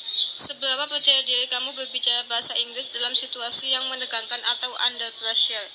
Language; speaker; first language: Indonesian; native; Indonesian